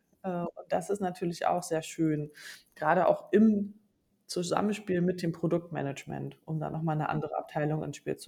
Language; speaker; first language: German; native; German